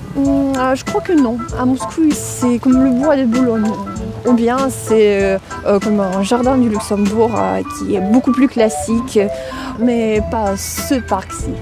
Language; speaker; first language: French; non-native, fluent; Russian